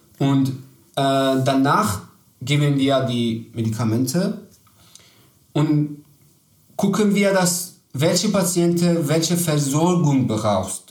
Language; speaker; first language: German; non-native, learner; Persian